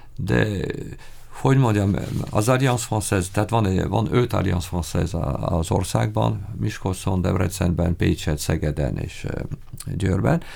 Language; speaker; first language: Hungarian; non-native, fluent; French